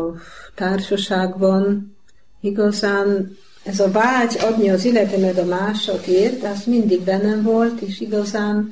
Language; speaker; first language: Hungarian; non-native, learner; Polish